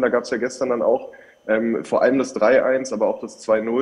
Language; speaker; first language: German; native; German